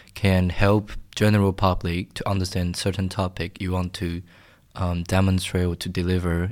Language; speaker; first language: English; non-native, fluent; Chinese